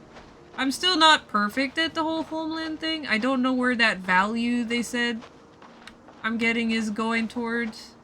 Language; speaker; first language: English; native; English